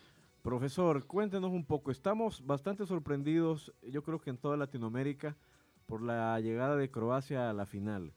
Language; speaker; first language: Spanish; native; Spanish